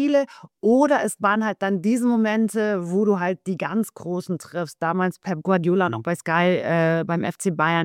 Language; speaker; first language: German; native; German